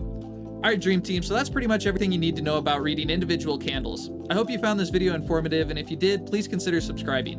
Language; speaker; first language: English; native; English